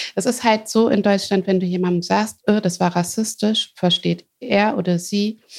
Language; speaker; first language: German; native; German